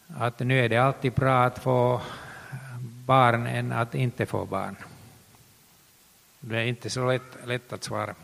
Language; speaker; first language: Swedish; non-native, local second language; Finnish